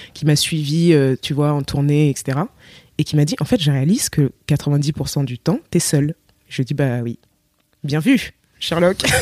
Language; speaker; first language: French; native; French